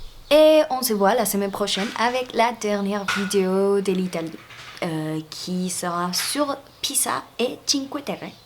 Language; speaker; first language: French; non-native, fluent; Spanish